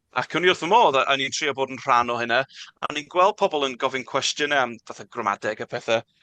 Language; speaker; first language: Welsh; non-native, local second language; English